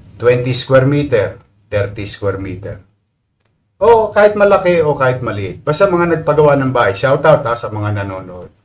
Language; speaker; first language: Filipino; native; Filipino